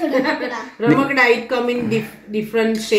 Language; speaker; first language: English; non-native, local second language; Gujarati